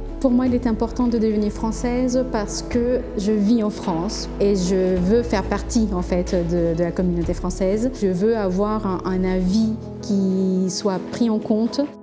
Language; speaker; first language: French; non-native, fluent; Spanish